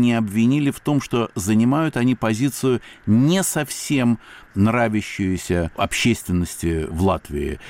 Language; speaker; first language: Russian; native; Russian